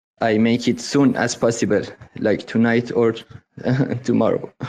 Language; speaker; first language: English; non-native, learner; Persian